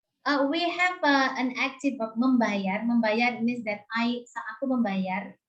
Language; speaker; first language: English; non-native, fluent; Indonesian